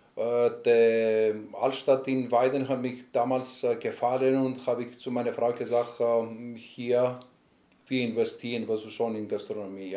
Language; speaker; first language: German; non-native, learner; Greek